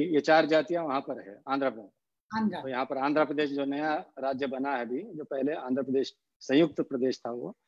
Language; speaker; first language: Hindi; non-native, local second language; Haryanvi